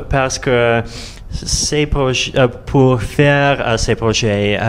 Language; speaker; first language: French; non-native, learner; Russian